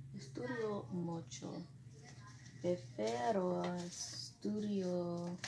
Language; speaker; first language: Spanish; non-native, learner; English